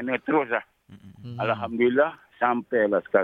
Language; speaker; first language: Malay; native; Malay